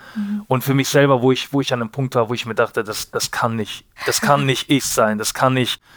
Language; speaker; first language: German; native; German